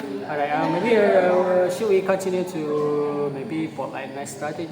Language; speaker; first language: English; non-native, learner; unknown